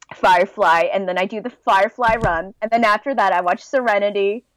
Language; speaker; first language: English; native; English